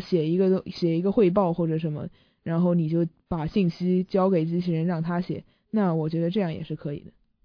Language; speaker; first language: Chinese; early bilingual, heritage; Chinese